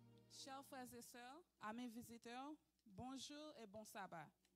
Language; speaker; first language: French; early bilingual, heritage; French